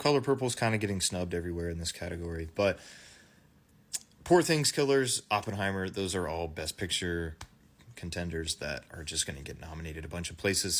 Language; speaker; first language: English; native; English